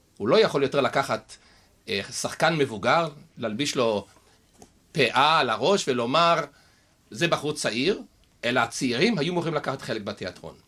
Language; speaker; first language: Hebrew; native; Hebrew